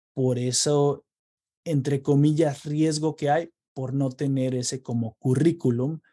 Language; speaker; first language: Spanish; native; Spanish